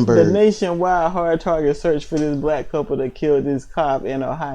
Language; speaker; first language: English; native; English